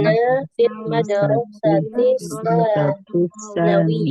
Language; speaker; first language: Arabic; non-native, learner; Indonesian